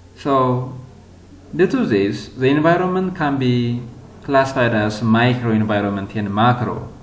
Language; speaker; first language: English; non-native, local second language; Amharic